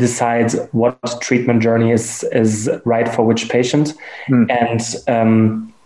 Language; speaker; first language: English; non-native, fluent; German